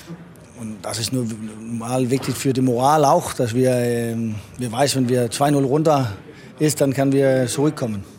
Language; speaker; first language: German; non-native, learner; Danish